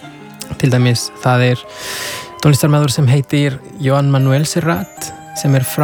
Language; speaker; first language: Icelandic; non-native, fluent; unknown